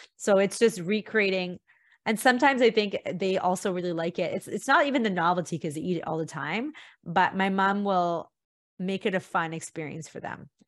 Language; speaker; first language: English; early bilingual, other home language; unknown